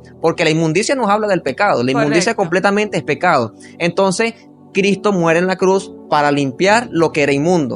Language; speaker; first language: Spanish; native; Spanish